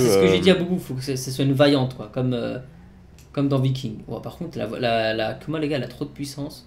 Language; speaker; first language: French; native; French